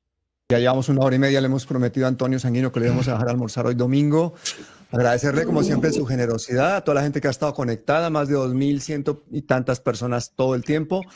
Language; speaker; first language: Spanish; native; Spanish